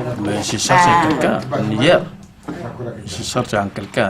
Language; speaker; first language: French; non-native, learner; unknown